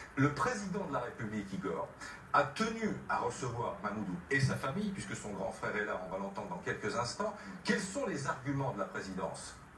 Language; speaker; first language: French; native; French